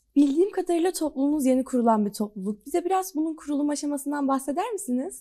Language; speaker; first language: Turkish; native; Turkish